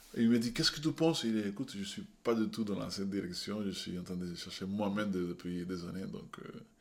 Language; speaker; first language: French; non-native, fluent; Spanish